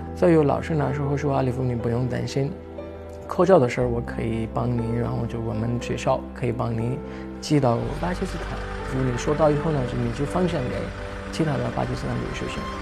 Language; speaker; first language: Chinese; non-native, fluent; Urdu